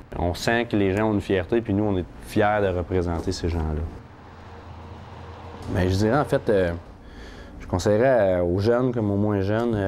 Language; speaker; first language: French; native; French